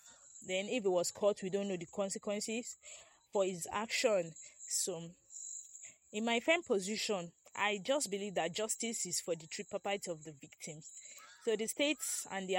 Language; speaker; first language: English; non-native, local second language; Yoruba